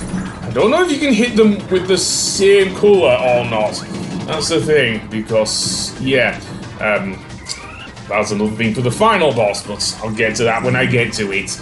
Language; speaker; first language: English; native; English